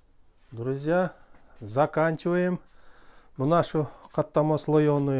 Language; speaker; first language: Russian; non-native, local second language; Kyrgyz